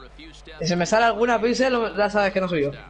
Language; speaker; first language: Spanish; native; Spanish